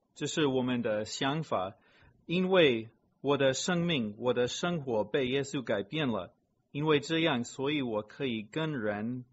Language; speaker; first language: Chinese; non-native, fluent; English